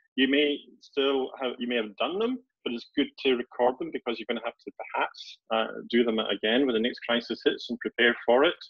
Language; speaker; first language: English; native; English